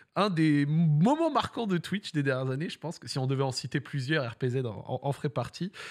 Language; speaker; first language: French; native; French